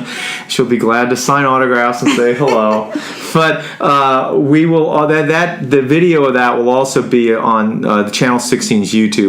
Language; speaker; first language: English; native; English